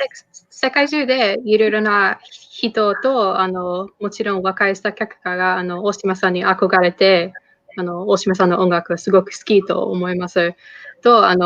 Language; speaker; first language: Japanese; non-native, fluent; English